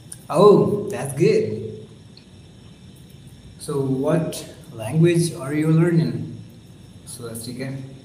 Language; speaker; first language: English; non-native, local second language; Hindi